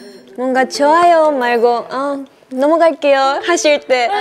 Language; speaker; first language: Korean; non-native, fluent; Japanese